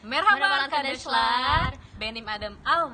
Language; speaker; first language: Turkish; non-native, fluent; Indonesian